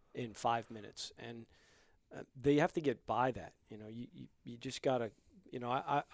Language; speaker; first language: English; native; English